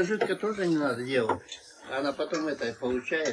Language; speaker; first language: Russian; native; Russian